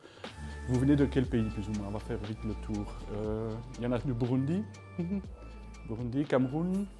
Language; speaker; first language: French; native; French